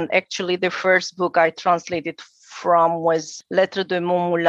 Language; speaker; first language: English; non-native, fluent; Romanian